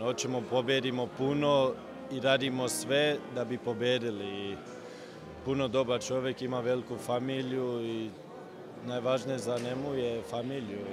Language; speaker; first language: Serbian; early bilingual, heritage; Swedish